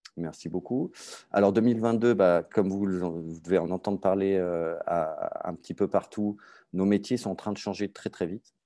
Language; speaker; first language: French; native; French